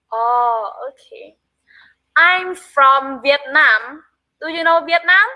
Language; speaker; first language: English; non-native, learner; Vietnamese